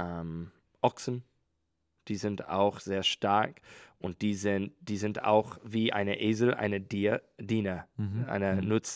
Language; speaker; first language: German; non-native, learner; English